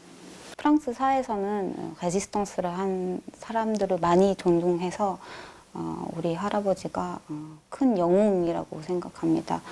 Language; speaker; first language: Korean; early bilingual, heritage; Korean